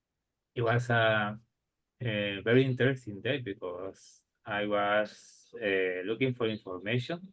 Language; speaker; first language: English; non-native, learner; Spanish